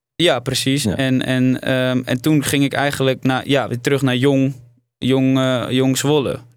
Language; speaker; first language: Dutch; native; Dutch